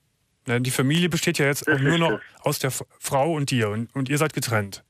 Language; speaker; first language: German; native; German